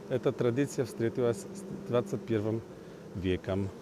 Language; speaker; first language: Russian; non-native, learner; Polish